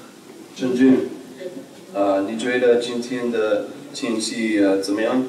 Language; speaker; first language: Chinese; non-native, learner; English